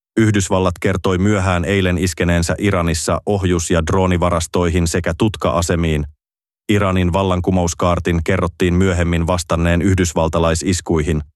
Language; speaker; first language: Finnish; native; Finnish